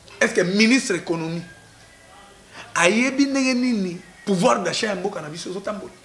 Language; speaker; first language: Lingala; native; Lingala